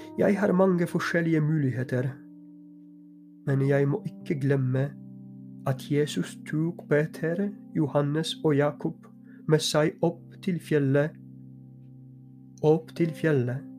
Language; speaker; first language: Norwegian; non-native, fluent; Polish